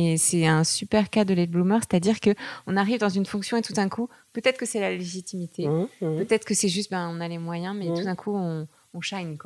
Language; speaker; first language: French; native; French